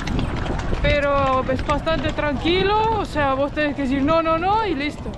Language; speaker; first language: Spanish; non-native, fluent; Estonian